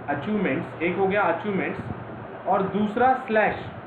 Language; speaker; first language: Hindi; non-native, local second language; Marathi